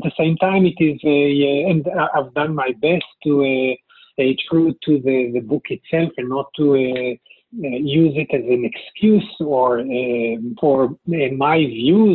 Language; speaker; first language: English; non-native, fluent; Hebrew